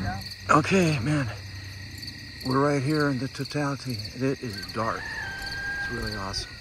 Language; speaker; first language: English; native; English